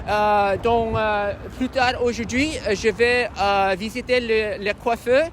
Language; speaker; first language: French; non-native, learner; English